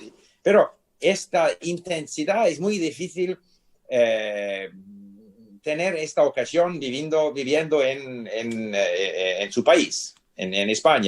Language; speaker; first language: Spanish; non-native, fluent; English